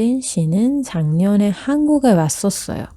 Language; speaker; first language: Korean; non-native, fluent; Persian